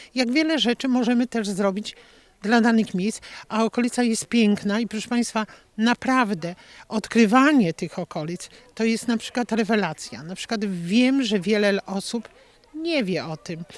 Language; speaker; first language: Polish; native; Polish